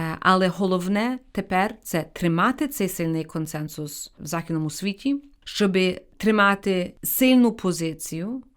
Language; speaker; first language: Ukrainian; early bilingual, heritage; Ukrainian